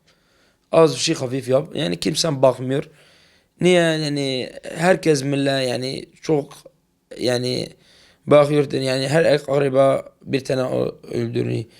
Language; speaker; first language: Turkish; non-native, learner; Arabic